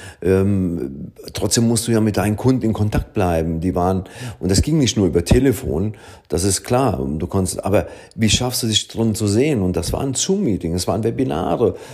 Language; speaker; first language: German; early bilingual, other home language; Italian